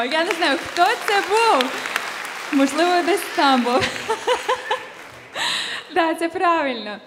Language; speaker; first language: Ukrainian; non-native, fluent; English